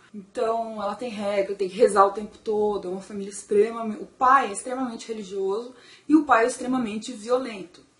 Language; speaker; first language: Portuguese; native; Portuguese